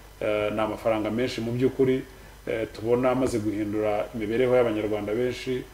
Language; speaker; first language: Kinyarwanda; native; Kinyarwanda